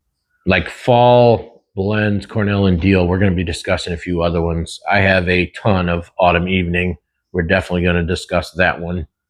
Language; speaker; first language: English; native; English